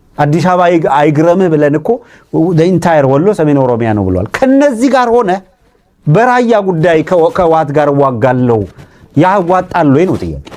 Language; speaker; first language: Amharic; native; Amharic